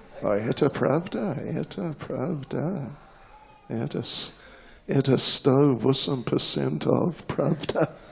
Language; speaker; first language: Russian; non-native, learner; English